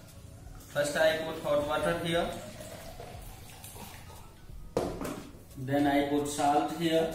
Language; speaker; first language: English; non-native, learner; Hindi